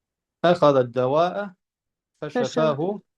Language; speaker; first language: Arabic; non-native, fluent; Albanian